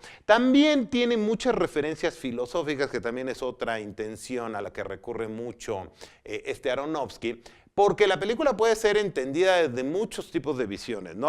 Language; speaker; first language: Spanish; native; Spanish